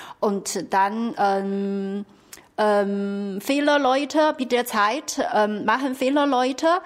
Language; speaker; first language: German; non-native, fluent; Chinese